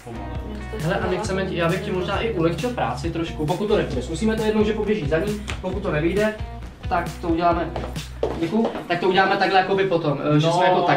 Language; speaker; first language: Czech; native; Czech